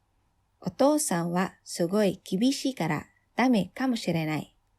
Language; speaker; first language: Japanese; non-native, fluent; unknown